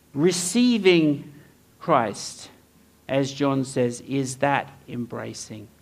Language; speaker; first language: English; native; English